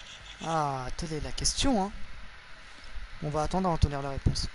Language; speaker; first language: French; native; French